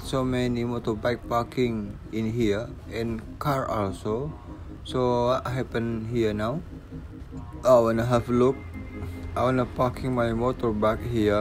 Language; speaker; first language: English; non-native, learner; Indonesian